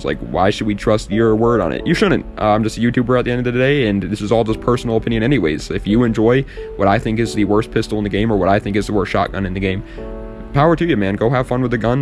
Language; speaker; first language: English; native; English